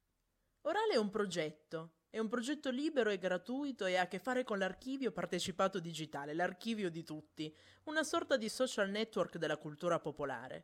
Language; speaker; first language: Italian; native; Italian